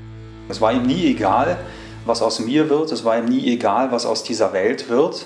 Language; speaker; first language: German; native; German